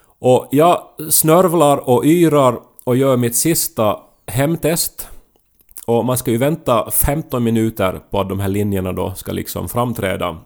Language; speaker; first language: Swedish; native; Swedish